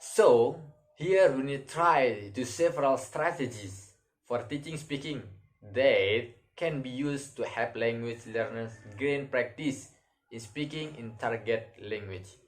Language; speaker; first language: English; non-native, learner; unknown